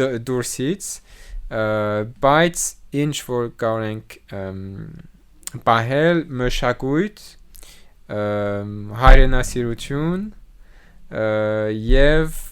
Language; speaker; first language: Armenian; non-native, learner; French